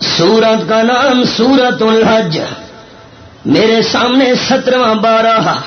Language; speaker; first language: Urdu; non-native, local second language; Northern Hindko